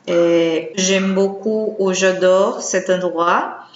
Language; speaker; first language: French; non-native, fluent; Portuguese